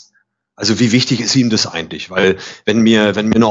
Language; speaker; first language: German; native; German